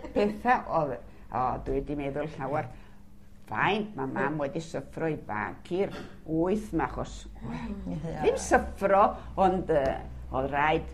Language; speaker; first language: Welsh; early bilingual, heritage; Welsh